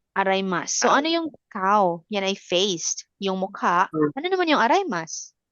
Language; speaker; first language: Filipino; non-native, local second language; Cebuano